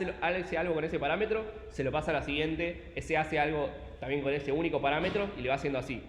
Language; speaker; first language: Spanish; native; Spanish